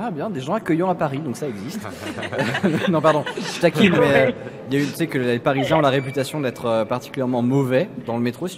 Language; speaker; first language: French; native; French